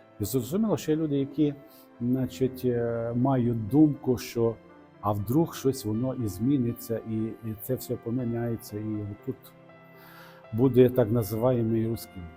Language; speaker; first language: Ukrainian; non-native, local second language; Russian